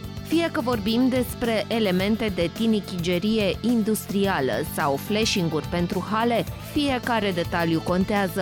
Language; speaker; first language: Romanian; native; Romanian